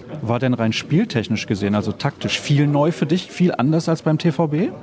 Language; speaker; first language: German; native; German